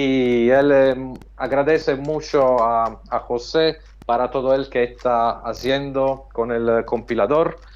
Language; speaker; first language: Spanish; non-native, fluent; Italian